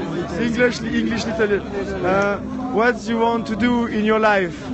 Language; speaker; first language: English; non-native, learner; French